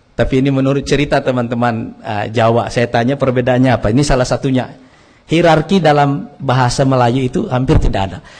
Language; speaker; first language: Indonesian; non-native, local second language; Buginese